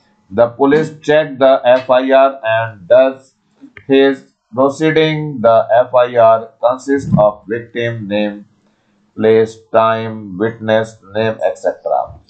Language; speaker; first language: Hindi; native; Hindi